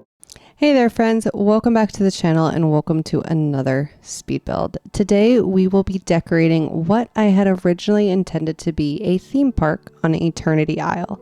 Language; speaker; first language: English; native; English